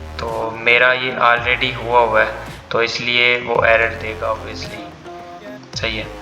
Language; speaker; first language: Urdu; non-native, local second language; Punjabi